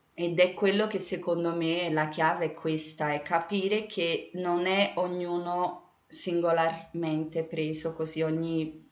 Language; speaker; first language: Italian; early bilingual, other home language; Portuguese